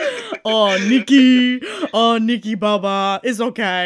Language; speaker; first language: English; native; English